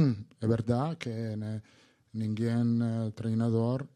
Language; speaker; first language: Portuguese; non-native, learner; Italian